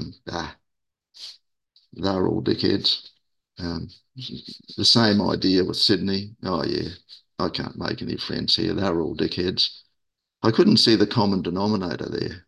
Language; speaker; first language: English; native; English